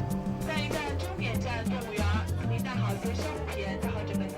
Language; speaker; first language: Chinese; native; Chinese